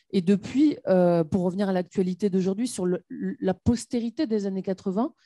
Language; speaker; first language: French; native; French